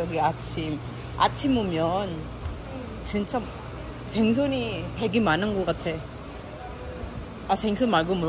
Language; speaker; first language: Korean; non-native, learner; Filipino